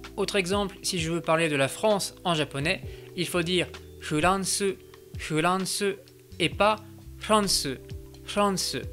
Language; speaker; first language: French; native; French